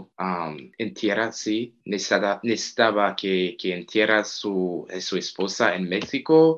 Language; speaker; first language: Spanish; non-native, fluent; Haitian Creole